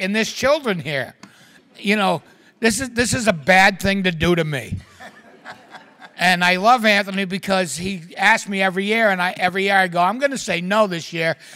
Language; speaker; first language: English; native; English